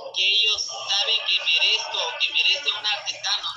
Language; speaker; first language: Spanish; native; Spanish